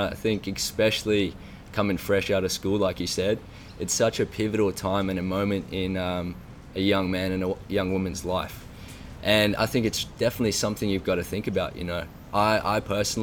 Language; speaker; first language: English; native; English